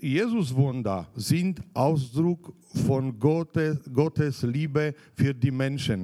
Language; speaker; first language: German; non-native, fluent; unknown